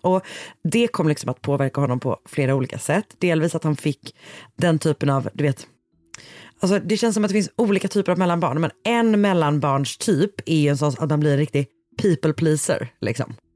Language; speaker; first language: Swedish; native; Swedish